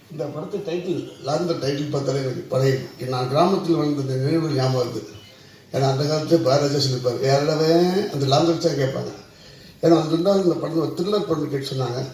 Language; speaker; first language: Tamil; native; Tamil